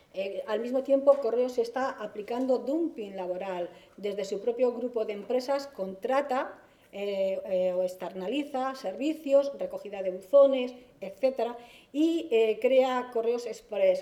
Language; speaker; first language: Spanish; native; Spanish